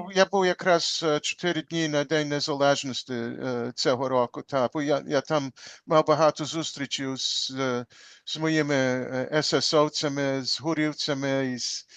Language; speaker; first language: Ukrainian; early bilingual, heritage; Ukrainian